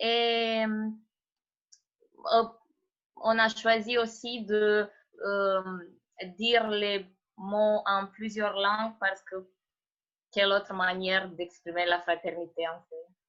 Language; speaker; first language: French; non-native, fluent; Romanian